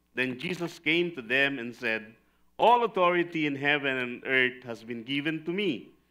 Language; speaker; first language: English; non-native, local second language; Filipino